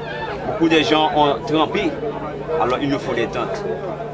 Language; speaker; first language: French; non-native, local second language; Haitian Creole